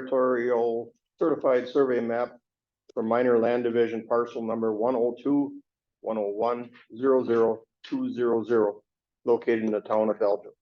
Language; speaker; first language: English; native; English